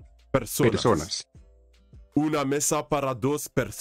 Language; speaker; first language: Spanish; non-native, learner; English